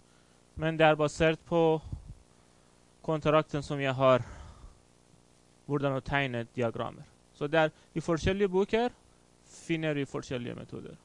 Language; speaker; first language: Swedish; non-native, fluent; Persian